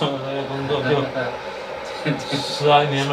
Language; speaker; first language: Chinese; native; Chinese